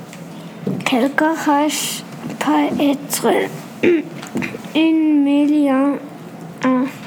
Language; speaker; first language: French; non-native, learner; English